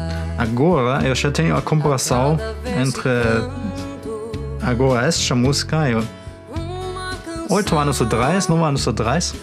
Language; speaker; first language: Portuguese; non-native, fluent; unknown